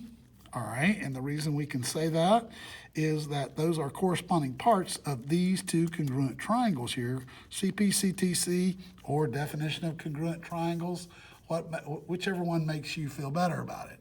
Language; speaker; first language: English; native; English